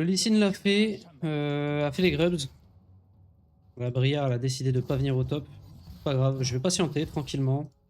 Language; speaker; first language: French; native; French